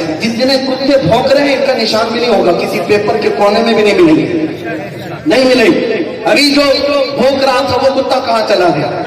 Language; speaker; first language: Urdu; native; Urdu